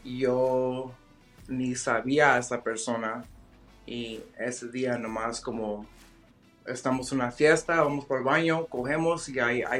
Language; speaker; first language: Spanish; early bilingual, heritage; Spanish